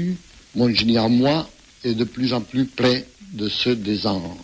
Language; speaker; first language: French; non-native, fluent; Catalan